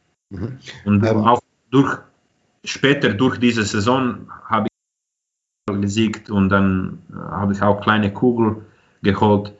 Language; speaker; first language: German; non-native, fluent; Croatian